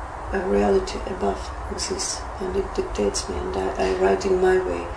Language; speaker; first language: English; non-native, fluent; Russian